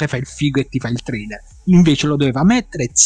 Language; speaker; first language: Italian; native; Italian